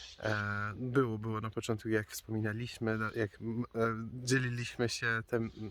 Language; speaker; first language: Polish; non-native, fluent; Persian